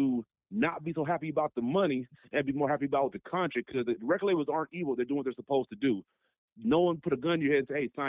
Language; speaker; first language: English; native; English